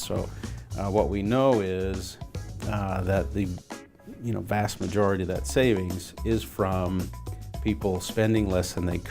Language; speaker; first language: English; native; English